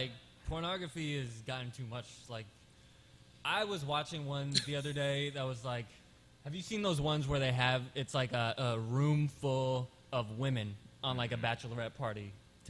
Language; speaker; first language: English; early bilingual, other home language; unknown